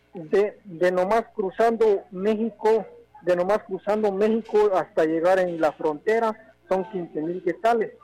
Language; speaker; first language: Spanish; non-native, local second language; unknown